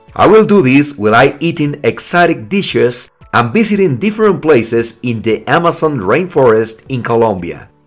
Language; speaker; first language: English; non-native, fluent; Spanish